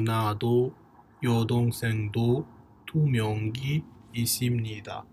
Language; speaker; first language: Korean; non-native, fluent; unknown